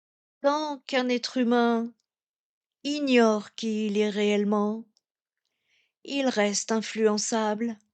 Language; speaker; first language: French; native; French